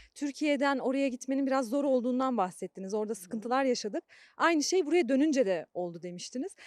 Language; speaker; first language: Turkish; native; Turkish